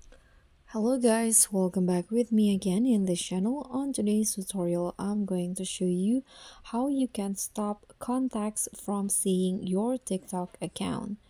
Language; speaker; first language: English; non-native, fluent; Indonesian